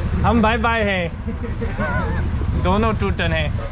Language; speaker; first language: Hindi; non-native, learner; English